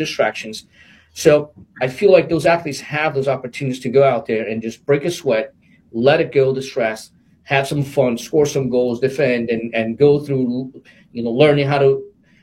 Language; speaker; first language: English; non-native, fluent; Portuguese